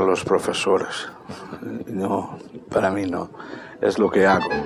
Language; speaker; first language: Spanish; non-native, fluent; Dutch